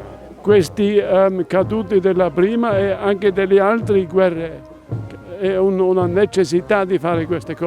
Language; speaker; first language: Italian; non-native, fluent; German